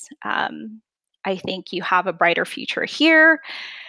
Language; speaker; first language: English; non-native, local second language; Filipino